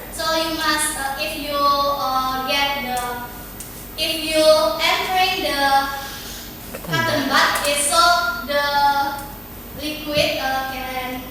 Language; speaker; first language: English; non-native, learner; Indonesian